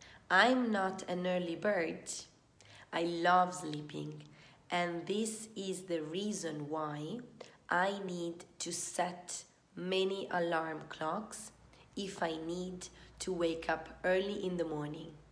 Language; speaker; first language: English; non-native, fluent; Italian